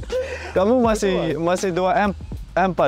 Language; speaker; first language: Indonesian; non-native, fluent; Dutch